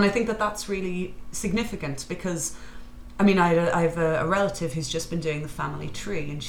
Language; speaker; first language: English; native; English